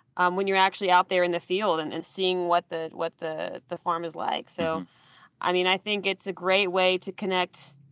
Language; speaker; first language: English; native; English